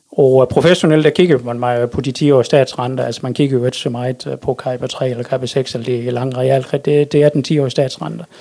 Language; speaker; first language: Danish; native; Danish